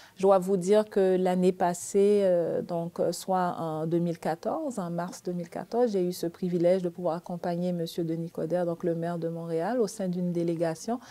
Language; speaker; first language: French; early bilingual, other home language; Haitian Creole